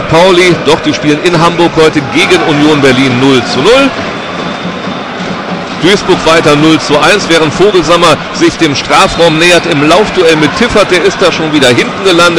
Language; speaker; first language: German; native; German